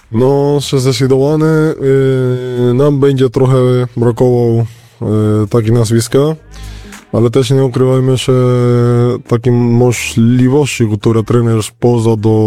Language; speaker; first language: Polish; non-native, fluent; Spanish